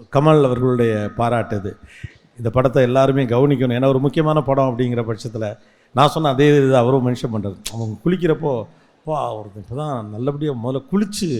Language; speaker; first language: Tamil; native; Tamil